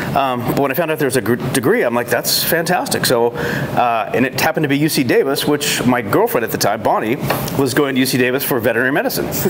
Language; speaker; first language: English; native; English